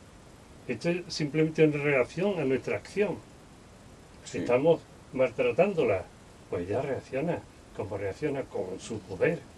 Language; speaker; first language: Spanish; native; Spanish